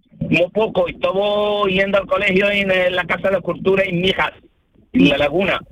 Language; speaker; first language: Spanish; early bilingual, other home language; Arabic